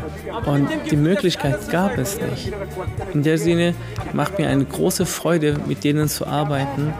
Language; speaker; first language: German; non-native, fluent; Persian